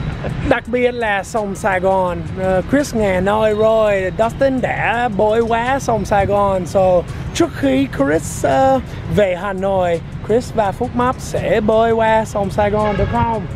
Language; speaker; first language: Vietnamese; non-native, fluent; English